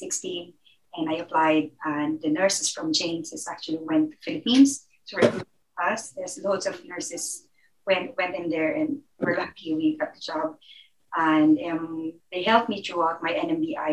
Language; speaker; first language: English; non-native, local second language; Filipino